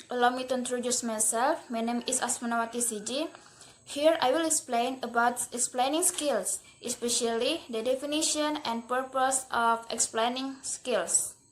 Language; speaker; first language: English; non-native, learner; Indonesian